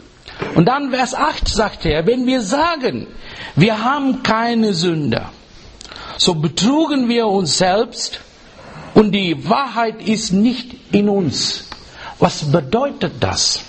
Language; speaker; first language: German; non-native, learner; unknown